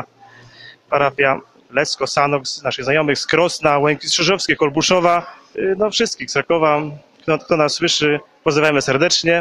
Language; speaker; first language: Polish; native; Polish